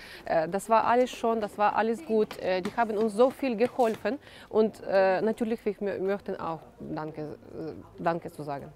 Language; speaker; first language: German; non-native, learner; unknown